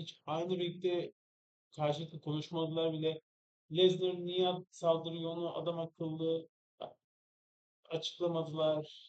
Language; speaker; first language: Turkish; native; Turkish